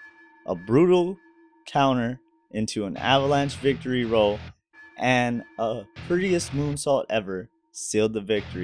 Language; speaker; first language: English; native; English